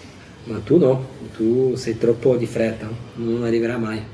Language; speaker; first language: Italian; non-native, fluent; Portuguese